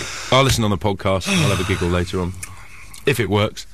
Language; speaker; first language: English; native; English